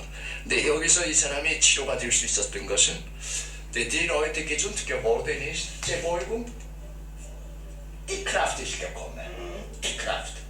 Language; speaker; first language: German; non-native, learner; Korean